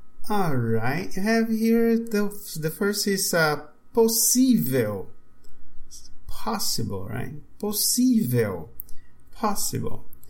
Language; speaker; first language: English; non-native, fluent; Portuguese